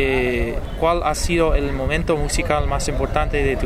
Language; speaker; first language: Spanish; non-native, fluent; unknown